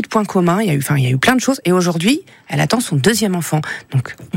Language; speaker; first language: French; native; French